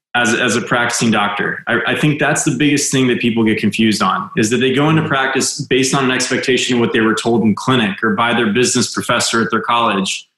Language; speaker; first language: English; native; English